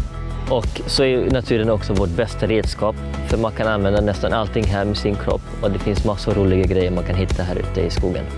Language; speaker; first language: Swedish; native; Swedish